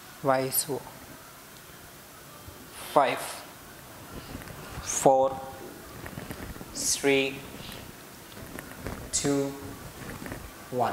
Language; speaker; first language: Vietnamese; non-native, learner; Hindi